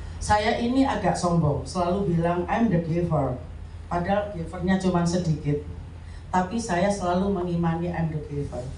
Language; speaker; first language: Indonesian; native; Indonesian